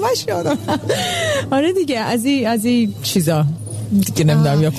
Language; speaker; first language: Persian; early bilingual, heritage; Persian